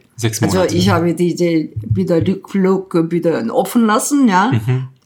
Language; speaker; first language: German; non-native, fluent; Korean